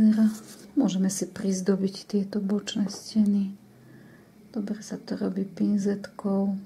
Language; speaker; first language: Slovak; native; Slovak